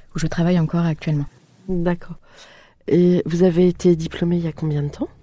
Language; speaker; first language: French; native; French